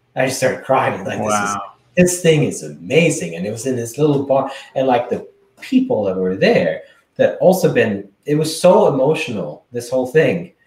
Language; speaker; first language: English; non-native, fluent; Swedish